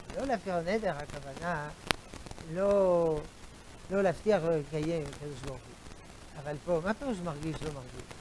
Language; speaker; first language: Hebrew; non-native, fluent; French